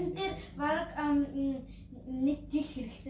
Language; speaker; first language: Mongolian; early bilingual, heritage; Mongolian